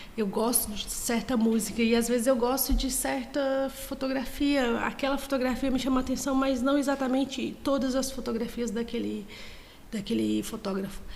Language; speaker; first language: Portuguese; native; Portuguese